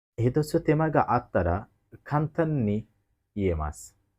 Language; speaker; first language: Japanese; non-native, learner; Bangla